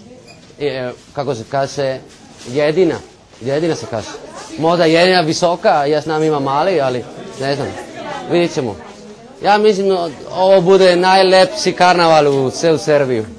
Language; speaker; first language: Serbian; non-native, learner; Spanish